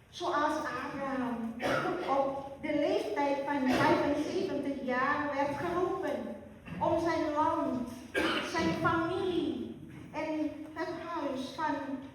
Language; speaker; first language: Dutch; early bilingual, other home language; Malay